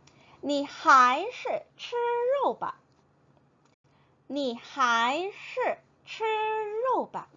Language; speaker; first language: Chinese; non-native, fluent; Korean